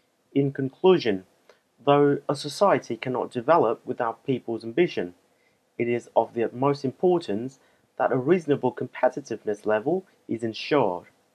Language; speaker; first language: English; non-native, fluent; Vietnamese